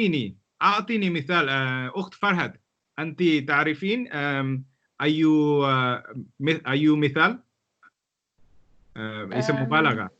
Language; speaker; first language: Arabic; non-native, fluent; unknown